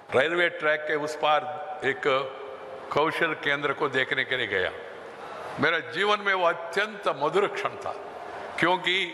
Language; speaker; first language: Hindi; non-native, local second language; Telugu